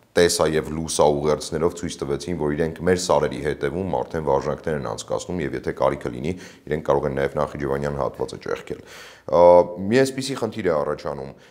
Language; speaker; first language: Armenian; native; Armenian